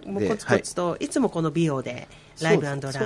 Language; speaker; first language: Japanese; native; Japanese